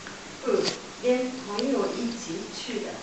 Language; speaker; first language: Chinese; non-native, learner; Japanese